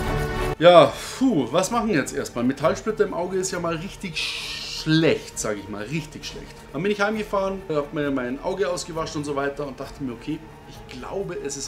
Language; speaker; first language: German; native; German